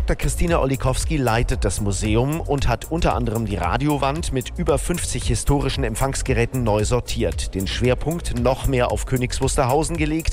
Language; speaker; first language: German; native; German